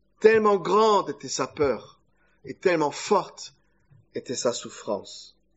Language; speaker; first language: French; non-native, fluent; German